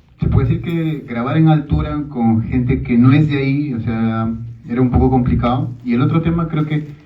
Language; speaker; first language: Spanish; non-native, local second language; Quechua